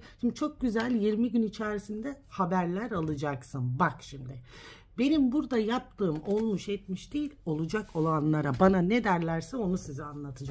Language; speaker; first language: Turkish; early bilingual, heritage; Turkish